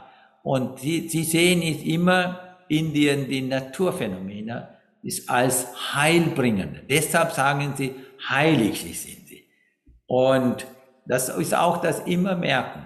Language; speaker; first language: German; non-native, fluent; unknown